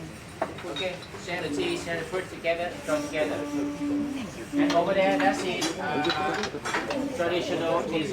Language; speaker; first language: English; non-native, learner; Vietnamese